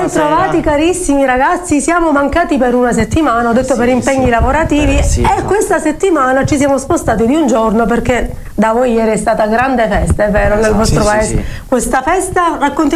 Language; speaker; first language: Italian; native; Italian